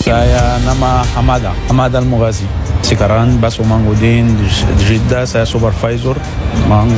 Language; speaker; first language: Indonesian; non-native, learner; Arabic